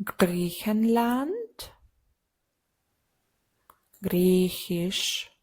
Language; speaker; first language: German; non-native, fluent; Ukrainian